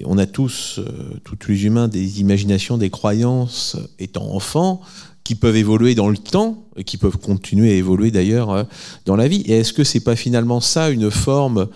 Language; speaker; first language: French; native; French